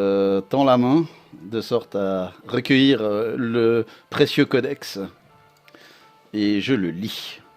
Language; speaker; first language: French; native; French